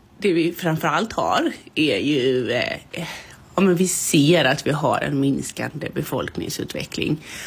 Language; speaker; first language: Swedish; native; Swedish